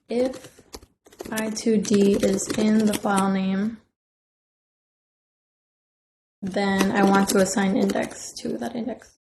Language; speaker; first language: English; native; English